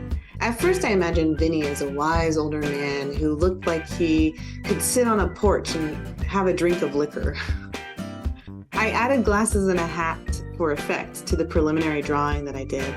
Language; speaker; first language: English; native; English